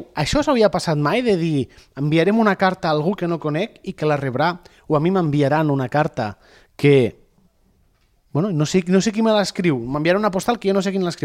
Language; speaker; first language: Catalan; native; Catalan